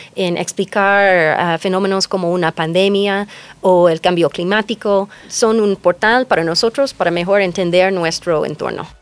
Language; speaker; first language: Spanish; non-native, fluent; English